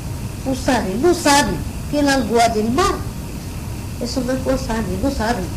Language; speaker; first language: Spanish; non-native, learner; Arabic